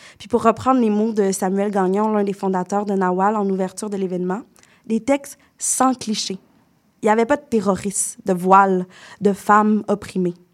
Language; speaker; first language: French; native; French